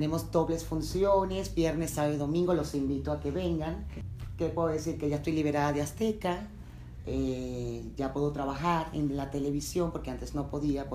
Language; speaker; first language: Spanish; native; Spanish